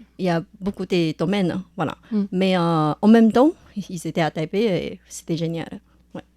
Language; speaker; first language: French; non-native, fluent; Chinese